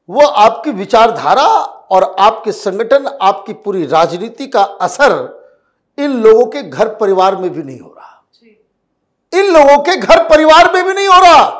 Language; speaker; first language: Hindi; native; Hindi